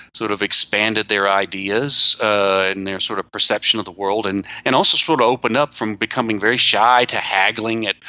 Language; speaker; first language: English; native; English